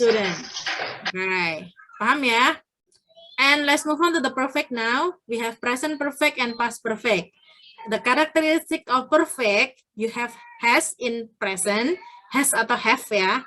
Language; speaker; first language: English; non-native, fluent; Indonesian